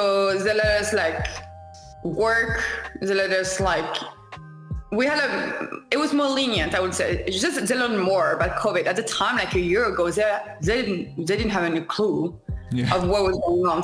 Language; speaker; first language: English; non-native, fluent; French